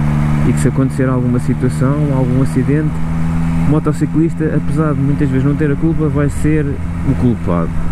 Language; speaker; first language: Portuguese; native; Portuguese